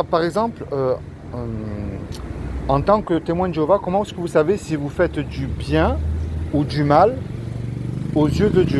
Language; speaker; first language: French; native; French